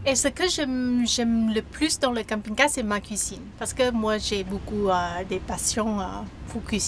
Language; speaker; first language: French; non-native, learner; Thai